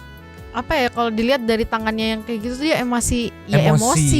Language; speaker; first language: Indonesian; native; Indonesian